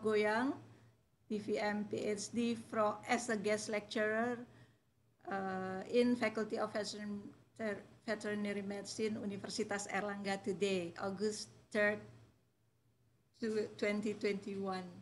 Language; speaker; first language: English; non-native, fluent; Indonesian